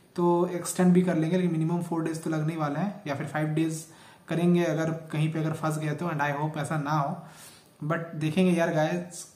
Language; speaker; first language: Hindi; native; Hindi